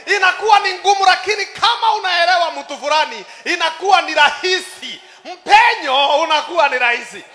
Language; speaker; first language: Swahili; non-native, local second language; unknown